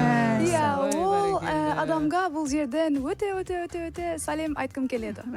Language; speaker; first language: Kazakh; non-native, learner; Turkish